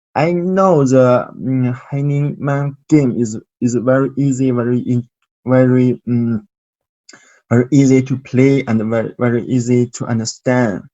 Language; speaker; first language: English; non-native, learner; Chinese